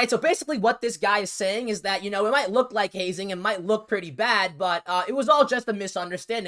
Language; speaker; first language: English; native; English